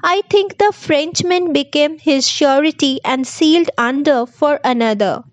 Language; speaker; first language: English; non-native, local second language; Bangla